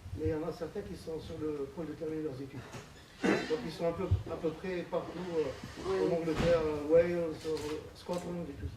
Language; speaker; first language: French; non-native, local second language; Arabic